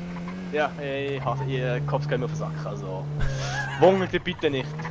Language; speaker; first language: German; native; German